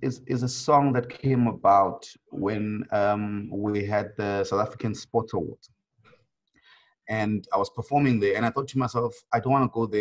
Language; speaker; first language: English; non-native, local second language; Swati